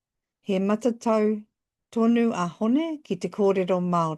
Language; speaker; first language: Māori; non-native, local second language; English